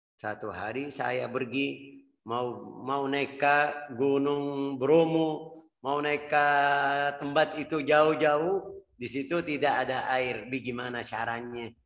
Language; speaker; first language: Indonesian; non-native, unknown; Arabic